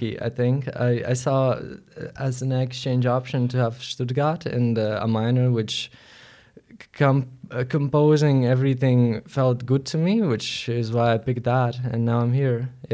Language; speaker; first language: English; non-native, fluent; Latvian